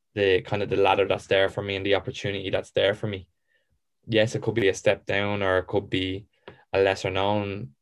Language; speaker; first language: English; native; English